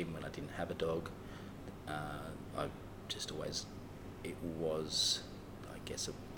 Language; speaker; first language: English; native; English